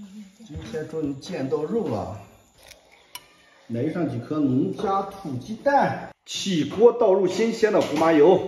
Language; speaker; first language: Chinese; native; Chinese